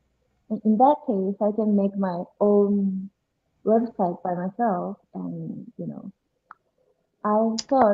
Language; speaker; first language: English; non-native, learner; Japanese